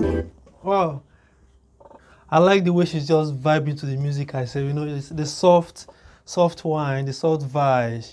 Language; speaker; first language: English; non-native, local second language; Yoruba